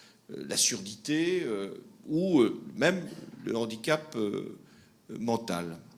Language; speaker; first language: French; native; French